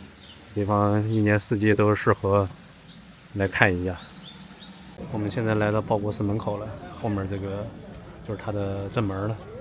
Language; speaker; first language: Chinese; native; Chinese